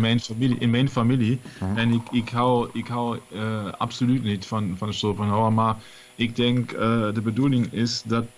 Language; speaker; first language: Dutch; non-native, learner; German